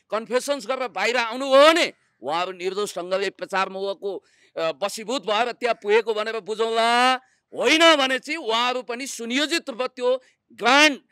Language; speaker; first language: Nepali; native; Nepali